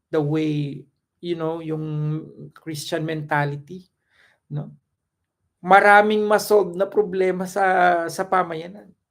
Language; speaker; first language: Filipino; non-native, local second language; Cebuano